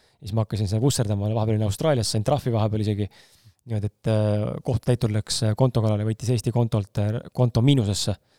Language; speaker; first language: Estonian; native; Estonian